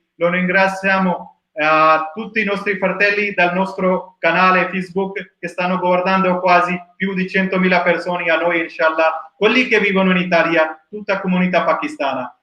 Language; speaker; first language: Italian; non-native, learner; Urdu